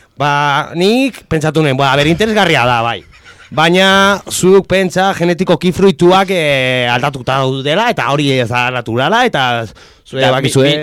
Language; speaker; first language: Basque; non-native, local second language; Spanish